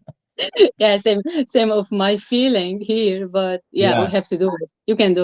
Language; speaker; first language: English; non-native, learner; Arabic